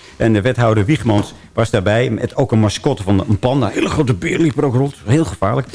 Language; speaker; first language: Dutch; native; Dutch